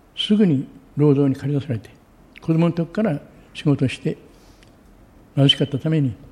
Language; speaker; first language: Japanese; native; Japanese